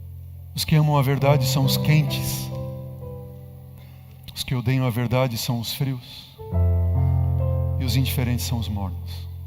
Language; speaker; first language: Portuguese; native; Portuguese